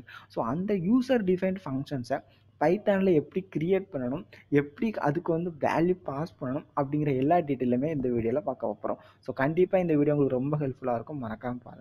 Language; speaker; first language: Tamil; native; Tamil